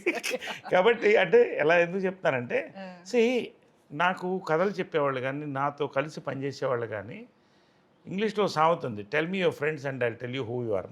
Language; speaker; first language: Telugu; native; Telugu